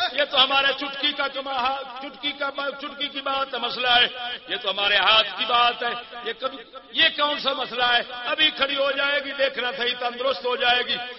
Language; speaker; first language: Urdu; non-native, local second language; Punjabi